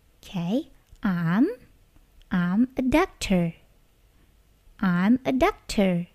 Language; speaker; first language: English; non-native, fluent; Indonesian